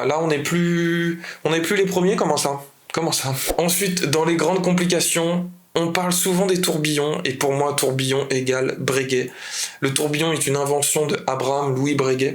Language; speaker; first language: French; native; French